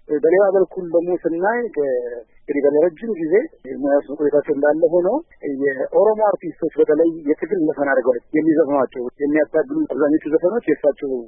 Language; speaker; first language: Amharic; non-native, local second language; Oromo